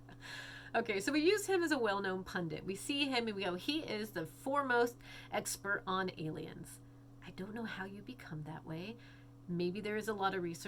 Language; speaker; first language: English; native; English